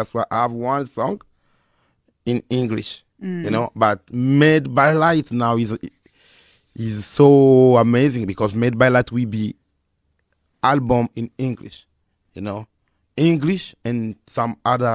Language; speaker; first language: English; non-native, fluent; Lingala